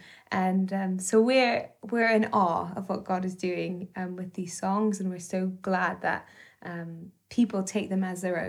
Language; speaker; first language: English; native; English